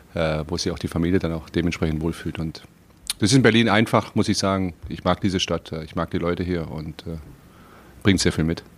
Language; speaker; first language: German; native; German